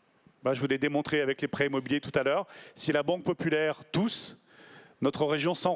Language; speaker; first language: French; native; French